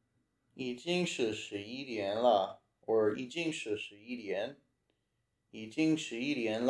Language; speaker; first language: Chinese; non-native, learner; English